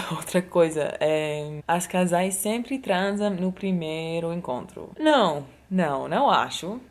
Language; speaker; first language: Portuguese; non-native, fluent; English